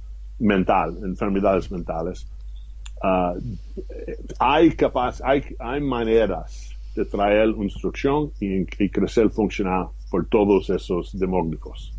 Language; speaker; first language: Spanish; non-native, fluent; English